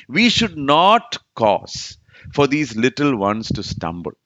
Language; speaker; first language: English; non-native, local second language; Malayalam